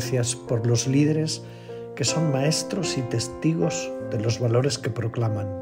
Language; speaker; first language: Spanish; native; Spanish